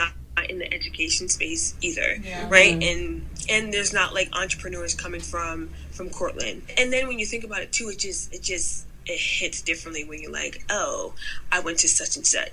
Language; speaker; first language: English; native; English